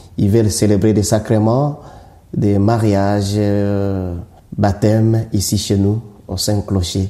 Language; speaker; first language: French; non-native, local second language; Swahili